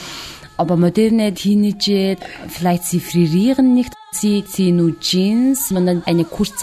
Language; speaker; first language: German; non-native, learner; Mongolian